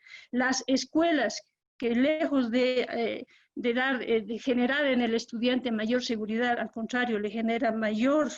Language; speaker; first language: Spanish; native; Spanish